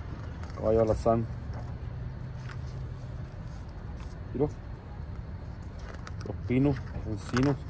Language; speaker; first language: Spanish; native; Spanish